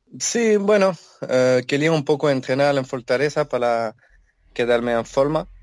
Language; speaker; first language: Portuguese; non-native, learner; French